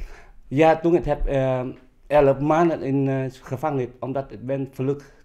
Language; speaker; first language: Dutch; non-native, learner; Vietnamese